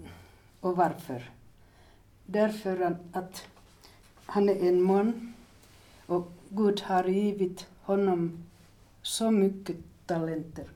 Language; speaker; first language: Swedish; non-native, fluent; Finnish